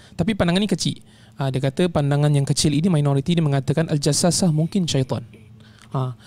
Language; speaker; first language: Malay; native; Malay